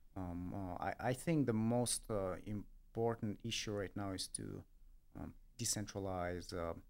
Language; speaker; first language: English; non-native, fluent; Russian